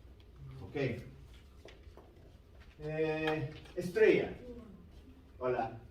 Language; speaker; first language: Spanish; non-native, fluent; English